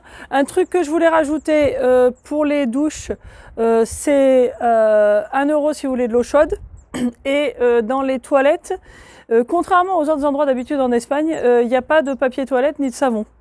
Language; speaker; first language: French; native; French